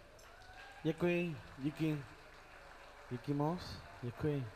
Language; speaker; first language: Czech; non-native, learner; Spanish